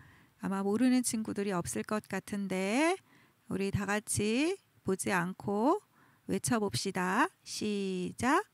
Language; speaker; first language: Korean; native; Korean